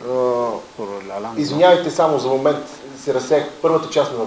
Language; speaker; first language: Bulgarian; native; Bulgarian